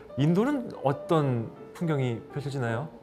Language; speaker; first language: Korean; native; Korean